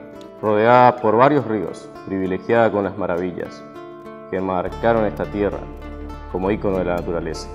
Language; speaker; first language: Spanish; native; Spanish